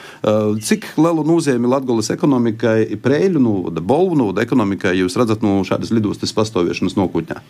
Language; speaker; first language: Latvian; native; Latvian